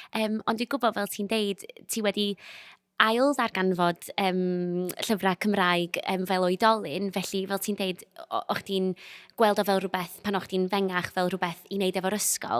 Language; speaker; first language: Welsh; non-native, local second language; English